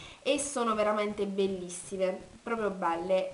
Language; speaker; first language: Italian; native; Italian